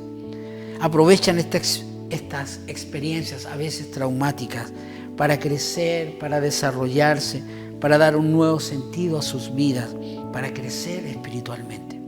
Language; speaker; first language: Spanish; native; Spanish